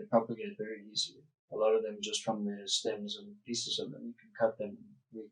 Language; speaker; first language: English; native; English